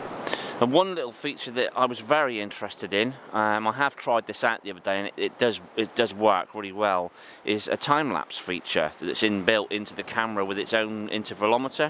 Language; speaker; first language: English; native; English